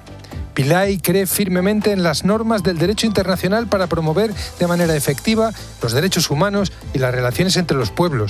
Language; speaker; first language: Spanish; native; Spanish